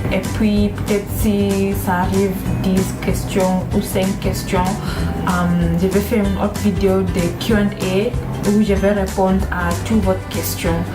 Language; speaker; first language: French; non-native, learner; Swahili